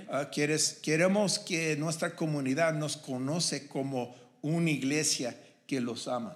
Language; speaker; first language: Spanish; non-native, learner; English